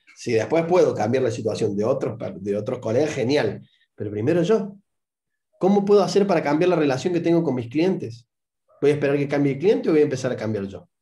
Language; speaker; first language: Spanish; native; Spanish